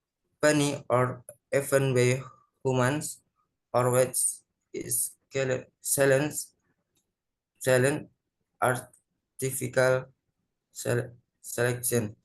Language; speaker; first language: English; non-native, learner; Indonesian